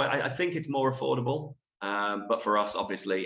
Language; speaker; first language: English; native; English